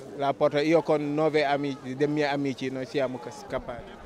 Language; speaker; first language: Italian; non-native, learner; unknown